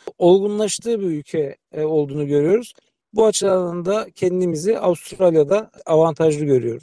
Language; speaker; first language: Turkish; native; Turkish